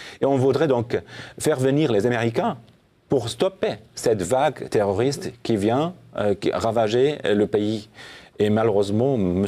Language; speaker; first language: French; non-native, fluent; Assyrian Neo-Aramaic